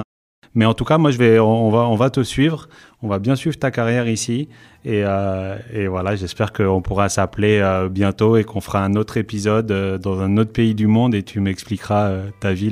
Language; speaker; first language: French; native; French